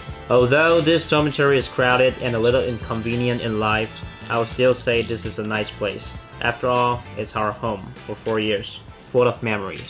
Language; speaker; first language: English; non-native, fluent; Chinese